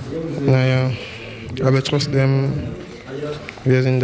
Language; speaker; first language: German; non-native, learner; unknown